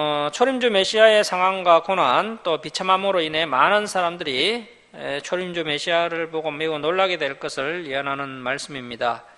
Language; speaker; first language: Korean; native; Korean